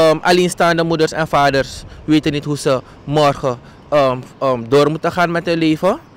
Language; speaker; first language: Dutch; native; Dutch